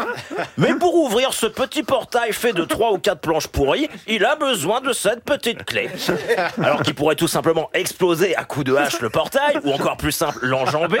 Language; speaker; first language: French; native; French